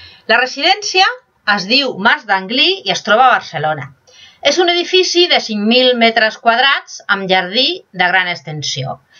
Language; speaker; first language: Catalan; non-native, local second language; Spanish